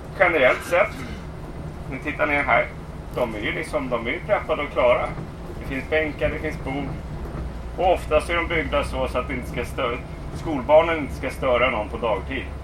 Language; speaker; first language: Swedish; native; Swedish